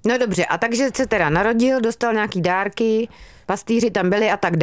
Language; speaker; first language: Czech; native; Czech